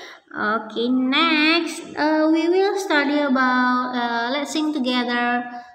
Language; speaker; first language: English; non-native, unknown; Indonesian